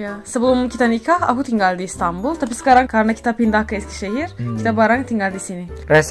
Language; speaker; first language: Indonesian; non-native, fluent; Turkish